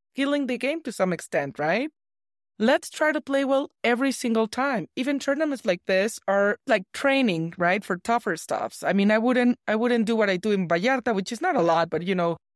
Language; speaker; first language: English; non-native, fluent; Spanish